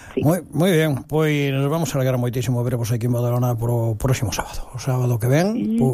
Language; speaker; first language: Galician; early bilingual, heritage; Galician